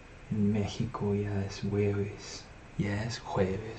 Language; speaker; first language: Spanish; non-native, fluent; English